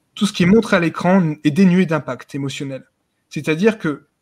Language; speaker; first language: French; native; French